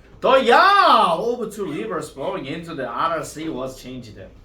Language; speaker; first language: English; non-native, fluent; Korean